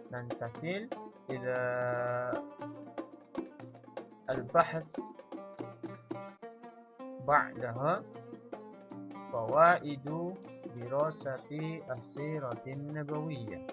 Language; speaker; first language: Arabic; non-native, fluent; Indonesian